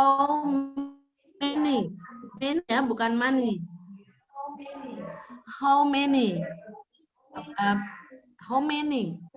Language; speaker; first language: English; non-native, fluent; Indonesian